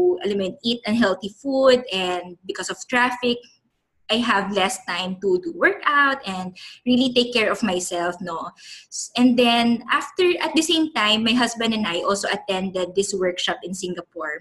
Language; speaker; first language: English; non-native, local second language; Filipino